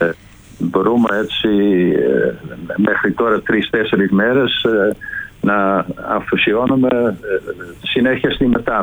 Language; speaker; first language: Greek; non-native, fluent; Dutch